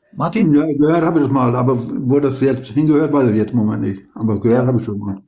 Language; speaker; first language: German; non-native, fluent; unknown